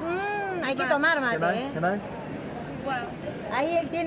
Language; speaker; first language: Spanish; native; Spanish